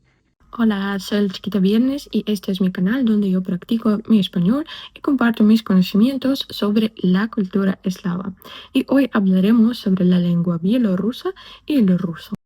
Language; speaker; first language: Spanish; non-native, fluent; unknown